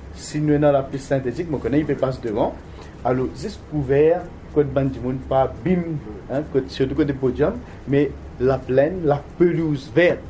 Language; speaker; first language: French; non-native, local second language; Morisyen